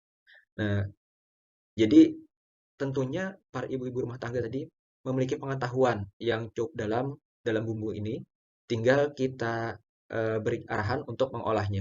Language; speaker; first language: Indonesian; native; Indonesian